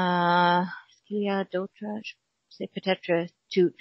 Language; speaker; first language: French; non-native, learner; English